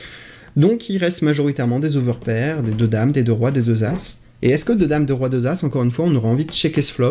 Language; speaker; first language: French; native; French